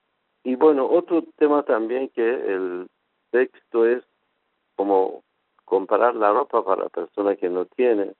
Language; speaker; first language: Spanish; non-native, fluent; Persian